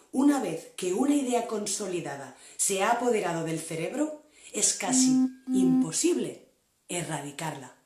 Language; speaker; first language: Spanish; non-native, local second language; Catalan